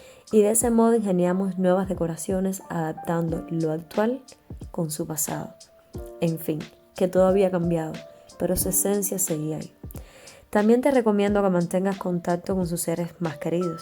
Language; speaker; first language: Spanish; native; Spanish